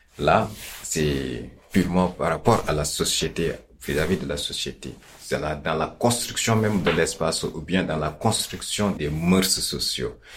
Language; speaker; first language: French; non-native, local second language; Wolof